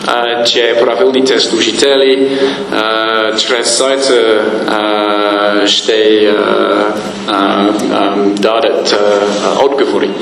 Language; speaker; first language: Bulgarian; non-native, fluent; English